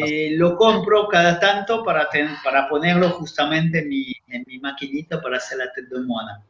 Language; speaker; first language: Spanish; non-native, fluent; French